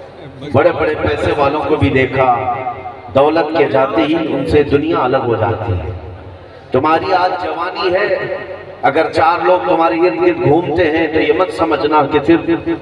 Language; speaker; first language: Urdu; native; Urdu